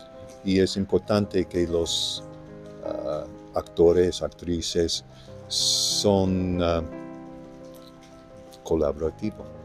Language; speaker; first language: Spanish; non-native, learner; English